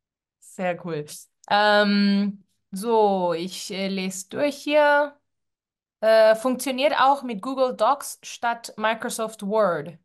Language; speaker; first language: German; non-native, fluent; Spanish